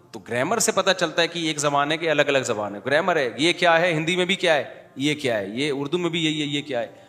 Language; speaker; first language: Urdu; native; Urdu